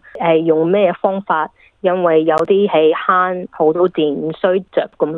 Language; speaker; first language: Cantonese; early bilingual, heritage; English